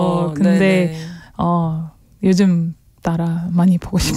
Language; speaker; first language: Korean; non-native, learner; French